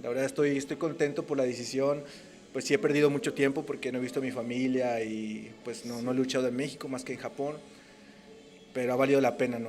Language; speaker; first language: Spanish; native; Spanish